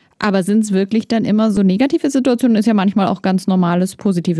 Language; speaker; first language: German; native; German